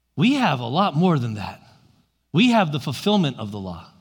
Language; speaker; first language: English; native; English